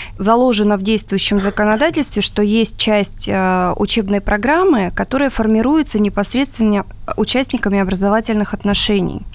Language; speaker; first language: Russian; native; Russian